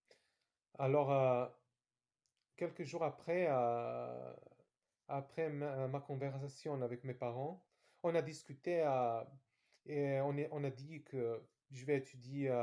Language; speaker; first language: French; non-native, fluent; Serbian